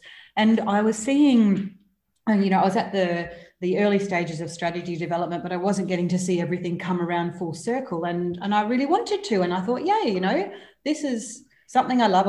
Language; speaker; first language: English; native; English